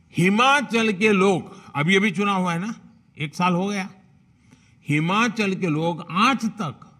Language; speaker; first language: Hindi; non-native, local second language; Gujarati